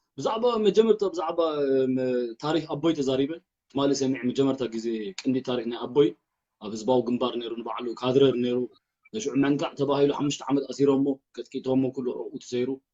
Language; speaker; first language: Tigrinya; early bilingual, heritage; Tigrinya